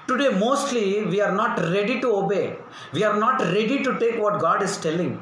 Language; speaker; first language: English; non-native, local second language; Telugu